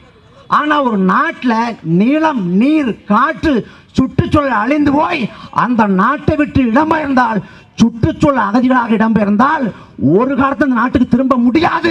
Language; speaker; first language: Tamil; native; Tamil